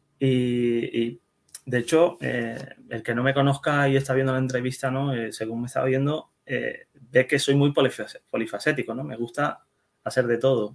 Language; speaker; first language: Spanish; early bilingual, other home language; Dutch